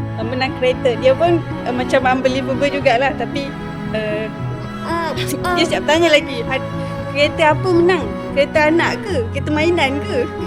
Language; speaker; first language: Malay; native; Malay